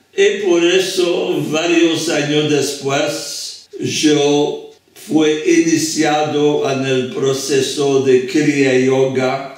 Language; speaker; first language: Spanish; non-native, fluent; French